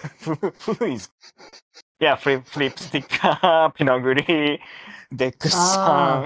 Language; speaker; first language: English; non-native, learner; Japanese